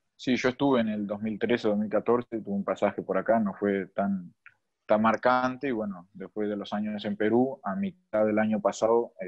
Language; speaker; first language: Spanish; native; Spanish